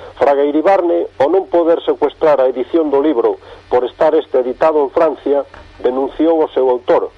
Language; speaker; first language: Galician; native; Galician